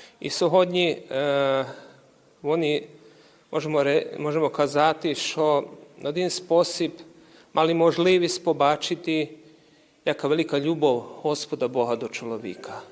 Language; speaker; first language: Ukrainian; early bilingual, heritage; Ukrainian